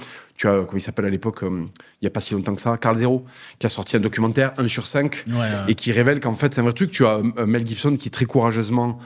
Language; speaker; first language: French; native; French